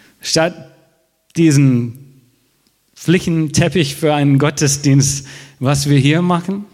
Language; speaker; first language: German; non-native, fluent; English